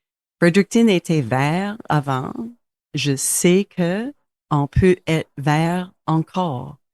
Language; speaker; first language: French; non-native, local second language; English